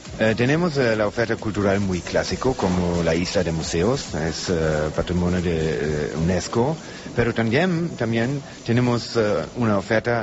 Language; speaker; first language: Spanish; non-native, learner; German